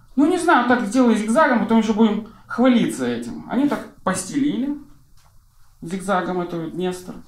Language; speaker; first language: Russian; native; Russian